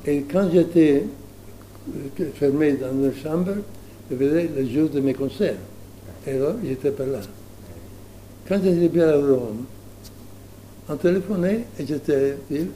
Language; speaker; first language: French; non-native, learner; Italian